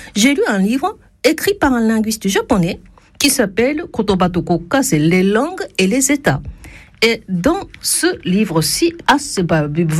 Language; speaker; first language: French; non-native, fluent; Japanese